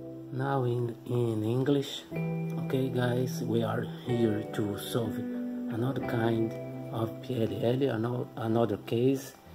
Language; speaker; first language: English; non-native, learner; Portuguese